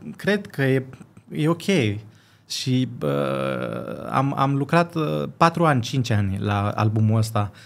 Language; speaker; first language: Romanian; early bilingual, heritage; Romanian